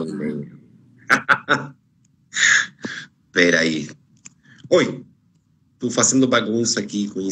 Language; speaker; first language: Portuguese; non-native, fluent; Spanish